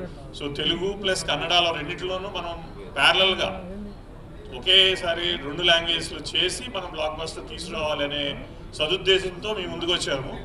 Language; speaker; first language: Telugu; native; Telugu